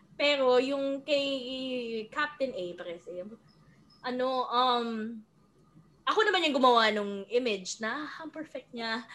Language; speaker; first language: Filipino; native; Filipino